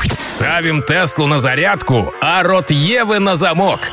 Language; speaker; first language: Russian; native; Russian